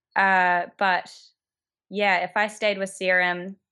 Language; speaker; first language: English; native; English